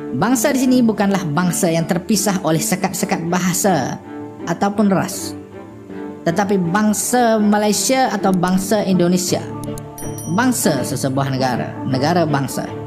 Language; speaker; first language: Malay; native; Malay